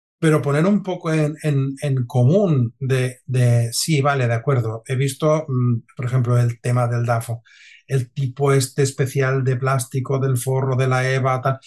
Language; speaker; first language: Spanish; non-native, local second language; Catalan